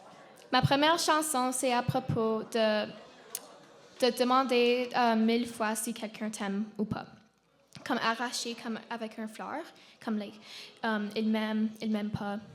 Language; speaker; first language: French; non-native, local second language; English